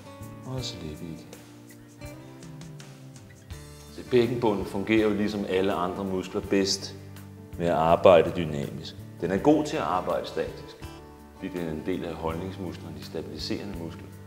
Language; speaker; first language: Danish; native; Danish